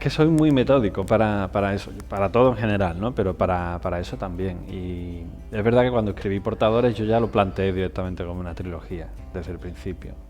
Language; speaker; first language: Spanish; native; Spanish